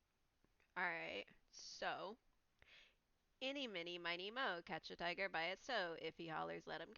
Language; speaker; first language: English; native; English